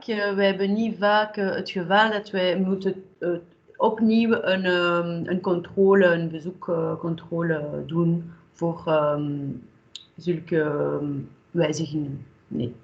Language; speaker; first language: Dutch; non-native, local second language; French